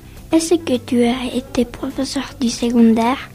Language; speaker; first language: French; non-native, learner; Spanish